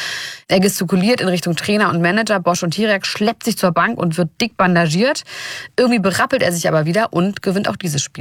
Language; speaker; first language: German; native; German